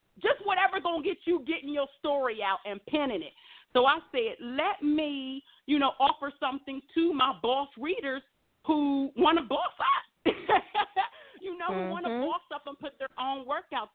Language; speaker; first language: English; native; English